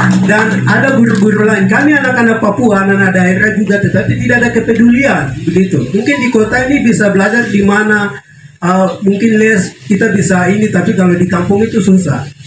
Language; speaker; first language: Indonesian; non-native, local second language; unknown